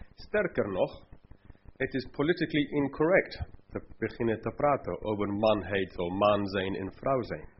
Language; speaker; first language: Dutch; non-native, fluent; English